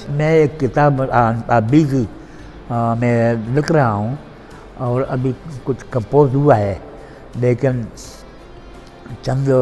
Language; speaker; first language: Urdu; non-native, local second language; Pashto